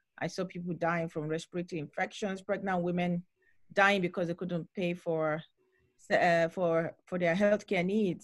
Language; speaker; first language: English; non-native, local second language; Yoruba